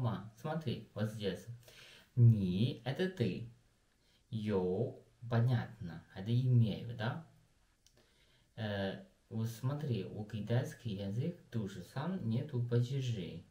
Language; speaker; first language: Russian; non-native, learner; Chinese